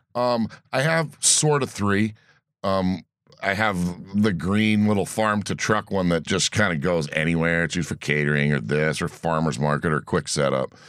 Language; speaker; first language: English; native; English